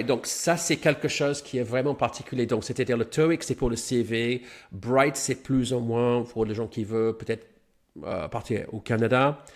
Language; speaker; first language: French; non-native, fluent; English